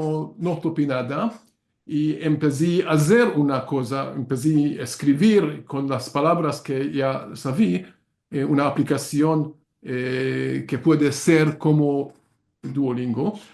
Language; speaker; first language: Spanish; non-native, learner; Hungarian